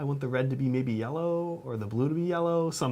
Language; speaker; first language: English; native; English